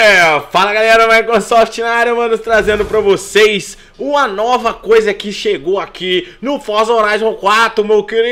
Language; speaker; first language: Portuguese; native; Portuguese